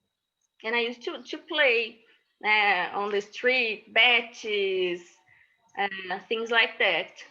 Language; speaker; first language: English; non-native, learner; Portuguese